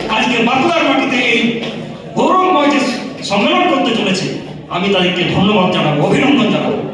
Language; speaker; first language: Bangla; non-native, local second language; Santali